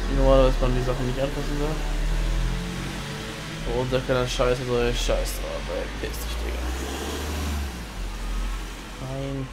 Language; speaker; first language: German; native; German